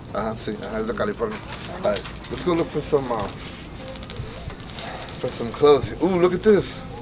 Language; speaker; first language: English; early bilingual, other home language; Spanish